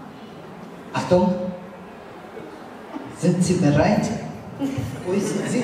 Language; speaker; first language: German; non-native, learner; Turkish